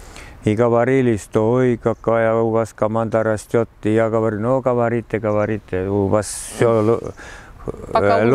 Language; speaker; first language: Russian; non-native, learner; Estonian